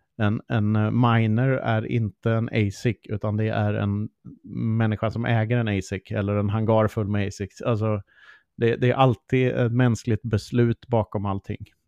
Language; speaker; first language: Swedish; native; Swedish